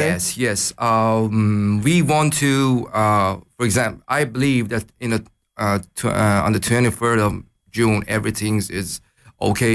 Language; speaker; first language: English; non-native, learner; Persian